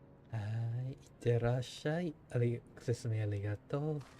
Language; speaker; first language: Japanese; non-native, fluent; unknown